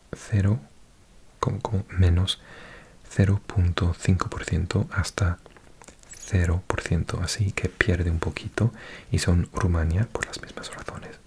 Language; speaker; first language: Spanish; non-native, fluent; English